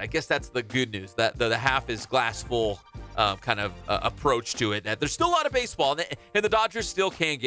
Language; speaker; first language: English; native; English